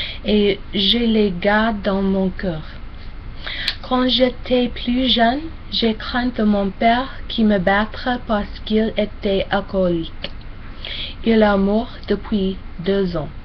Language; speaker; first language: French; non-native, learner; English